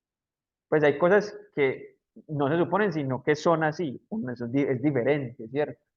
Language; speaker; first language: Spanish; native; Spanish